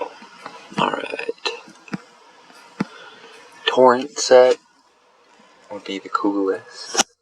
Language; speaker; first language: English; native; English